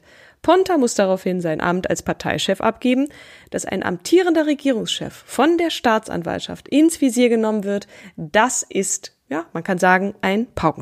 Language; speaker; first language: German; native; German